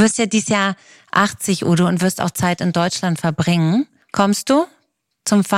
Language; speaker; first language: German; native; German